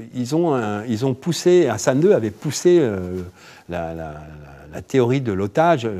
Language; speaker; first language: French; native; French